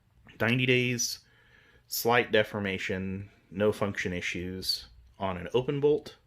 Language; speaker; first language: English; native; English